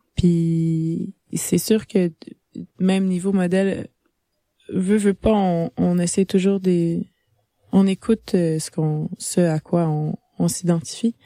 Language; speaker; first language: French; native; French